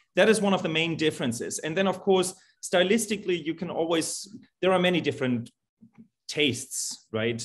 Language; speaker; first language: English; non-native, fluent; German